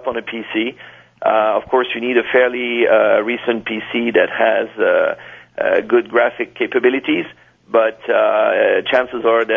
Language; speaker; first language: English; non-native, fluent; French